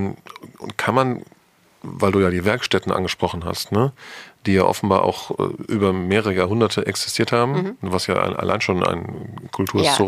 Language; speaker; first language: German; native; German